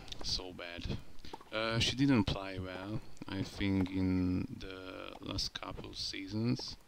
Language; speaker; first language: English; non-native, learner; Hungarian